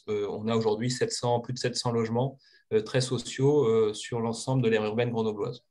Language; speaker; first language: French; native; French